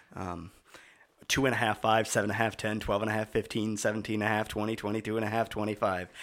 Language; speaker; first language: English; native; English